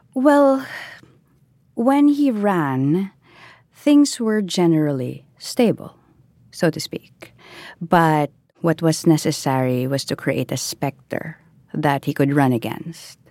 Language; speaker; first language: English; non-native, local second language; Filipino